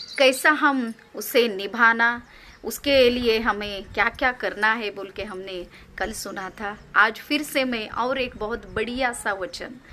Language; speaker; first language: Hindi; non-native, local second language; Kannada